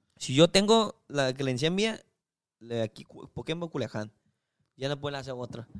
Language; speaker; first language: Spanish; non-native, learner; Chinese